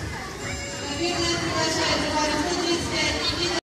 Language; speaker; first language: Russian; native; Russian